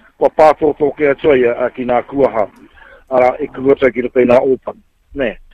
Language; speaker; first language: Māori; native; Māori